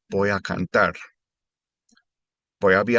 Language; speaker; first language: Spanish; non-native, fluent; English